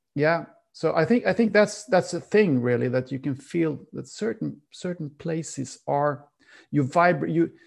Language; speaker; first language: English; non-native, fluent; Swedish